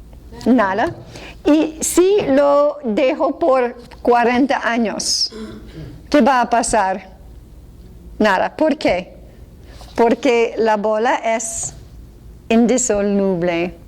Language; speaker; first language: Spanish; non-native, fluent; English